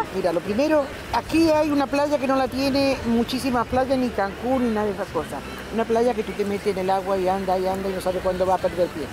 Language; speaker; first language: Spanish; native; Spanish